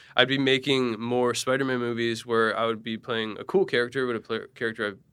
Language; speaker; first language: English; native; English